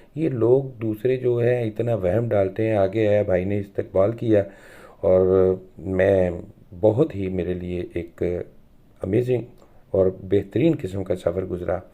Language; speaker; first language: Urdu; non-native, local second language; Punjabi